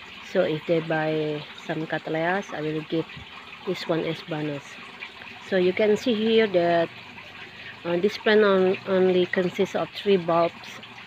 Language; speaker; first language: English; non-native, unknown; Indonesian